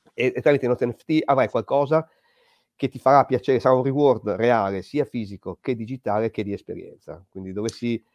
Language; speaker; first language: Italian; native; Italian